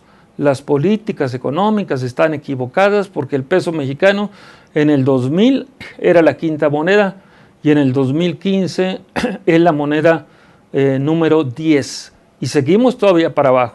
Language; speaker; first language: Spanish; native; Spanish